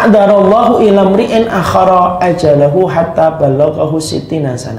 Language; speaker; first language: Indonesian; native; Indonesian